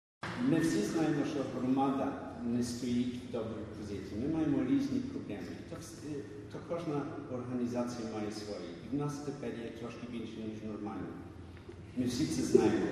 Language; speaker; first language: Ukrainian; early bilingual, other home language; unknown